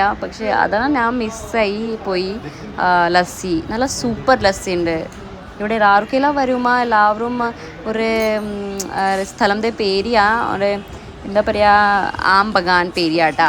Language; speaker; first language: Malayalam; non-native, learner; Hindi